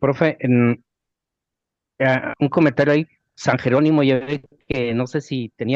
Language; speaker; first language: Spanish; native; Spanish